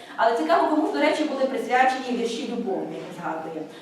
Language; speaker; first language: Ukrainian; native; Ukrainian